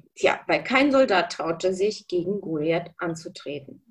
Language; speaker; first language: German; early bilingual, other home language; Russian